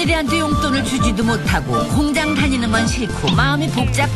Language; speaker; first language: Korean; native; Korean